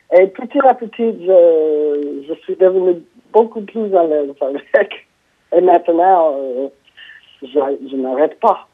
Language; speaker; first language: French; non-native, fluent; English